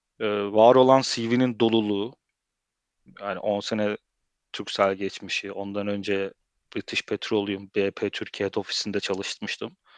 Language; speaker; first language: Turkish; early bilingual, heritage; Turkish